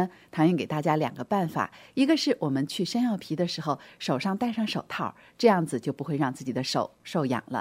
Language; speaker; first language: Chinese; native; Chinese